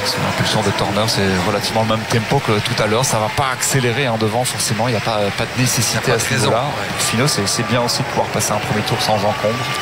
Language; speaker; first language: French; native; French